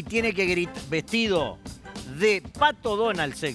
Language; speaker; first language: Spanish; native; Spanish